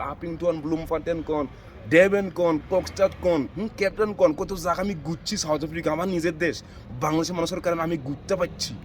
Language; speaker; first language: Bangla; non-native, fluent; Zulu